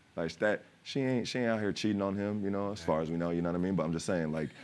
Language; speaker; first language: English; native; English